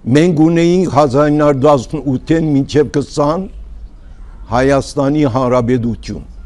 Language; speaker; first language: Armenian; early bilingual, heritage; Armenian